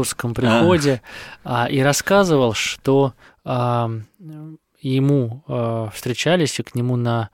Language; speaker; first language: Russian; native; Russian